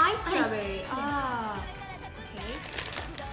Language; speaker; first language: Japanese; non-native, learner; Indonesian